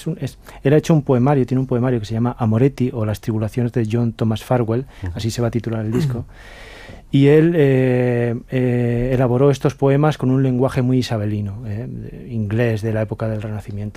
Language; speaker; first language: Spanish; native; Spanish